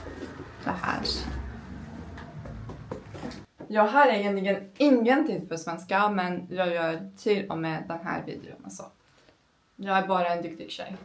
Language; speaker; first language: Swedish; non-native, learner; Turkish